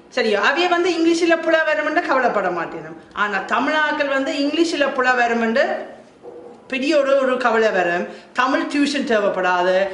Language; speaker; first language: Tamil; non-native, fluent; German